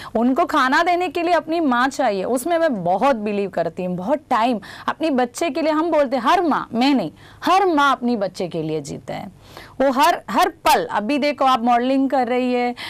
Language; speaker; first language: Hindi; non-native, local second language; Gujarati